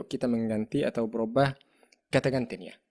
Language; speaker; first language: Indonesian; non-native, fluent; Arabic